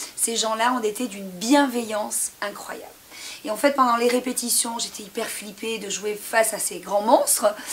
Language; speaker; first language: French; native; French